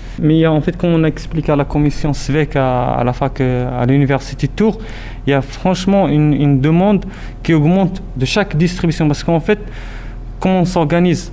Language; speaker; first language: French; non-native, local second language; Arabic